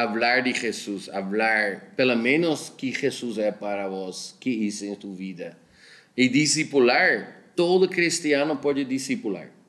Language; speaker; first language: Spanish; non-native, learner; Dutch